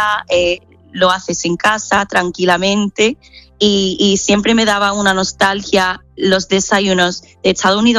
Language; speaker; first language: Spanish; non-native, fluent; English